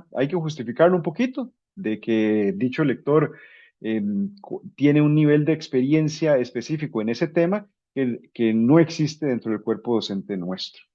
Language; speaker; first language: Spanish; native; Spanish